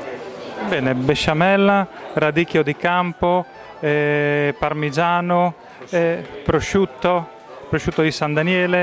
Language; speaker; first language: Italian; native; Italian